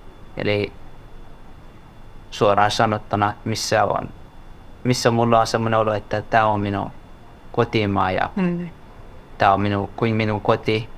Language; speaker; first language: Finnish; non-native, learner; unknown